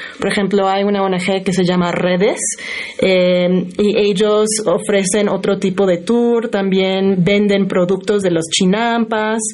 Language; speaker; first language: Spanish; non-native, fluent; English